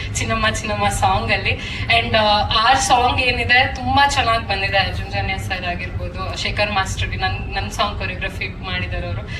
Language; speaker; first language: Kannada; non-native, learner; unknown